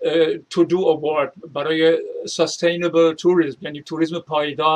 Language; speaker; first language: Persian; non-native, fluent; German